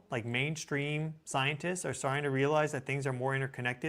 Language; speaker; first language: English; native; English